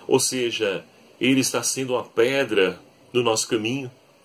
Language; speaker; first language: Portuguese; native; Portuguese